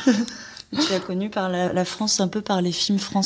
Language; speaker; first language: French; native; French